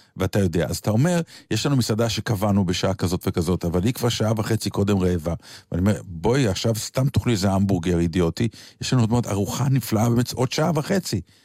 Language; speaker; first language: Hebrew; native; Hebrew